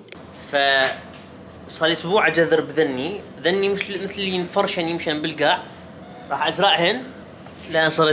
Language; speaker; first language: Arabic; native; Arabic